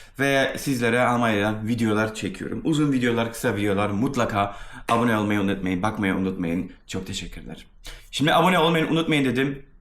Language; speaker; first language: Turkish; early bilingual, heritage; Turkish